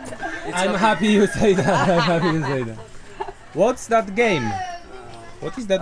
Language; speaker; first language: English; non-native, learner; Polish